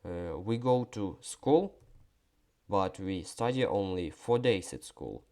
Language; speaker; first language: English; non-native, fluent; Ukrainian